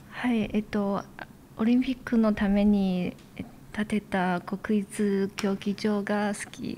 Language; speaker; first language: Japanese; non-native, fluent; Chinese